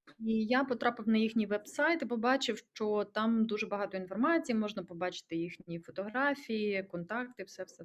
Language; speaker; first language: Ukrainian; native; Ukrainian